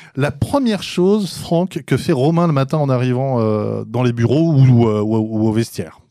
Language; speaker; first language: French; native; French